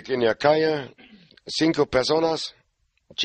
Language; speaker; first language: Spanish; non-native, learner; German